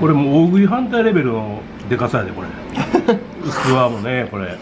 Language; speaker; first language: Japanese; native; Japanese